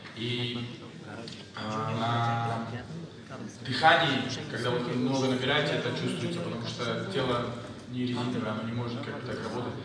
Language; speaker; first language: Russian; non-native, local second language; Uzbek